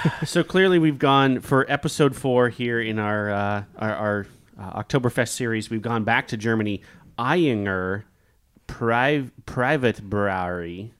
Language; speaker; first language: English; native; English